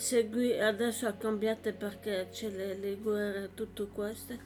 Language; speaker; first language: Italian; non-native, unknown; French